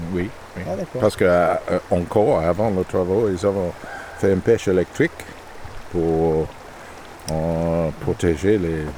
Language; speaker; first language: French; non-native, learner; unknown